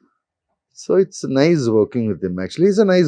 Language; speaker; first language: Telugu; non-native, fluent; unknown